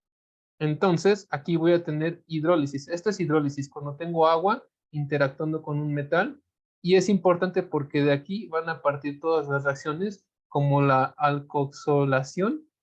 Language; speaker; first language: Spanish; native; Spanish